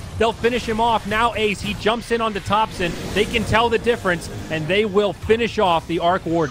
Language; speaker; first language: English; native; English